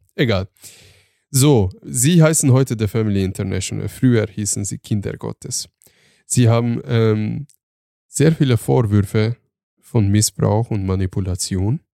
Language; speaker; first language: German; early bilingual, other home language; Turkish